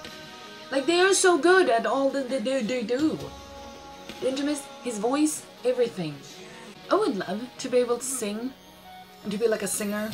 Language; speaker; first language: English; non-native, fluent; Swedish